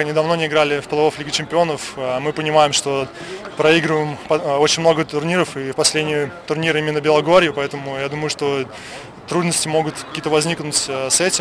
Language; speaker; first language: Russian; native; Russian